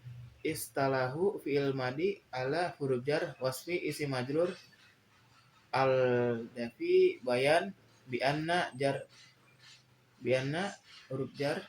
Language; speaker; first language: Arabic; non-native, learner; Indonesian